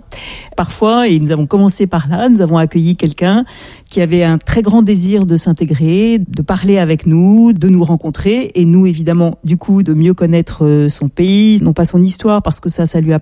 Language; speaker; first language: French; native; French